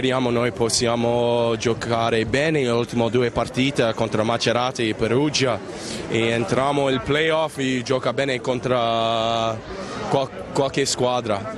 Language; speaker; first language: Italian; non-native, learner; Spanish